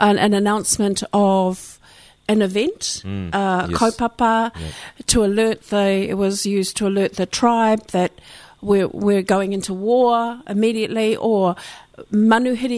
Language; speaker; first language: English; native; English